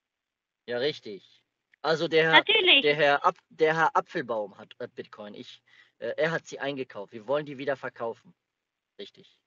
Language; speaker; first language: German; native; German